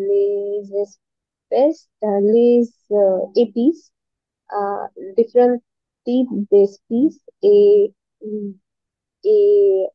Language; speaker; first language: French; non-native, learner; Hindi